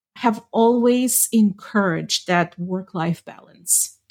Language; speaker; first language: English; non-native, fluent; Ukrainian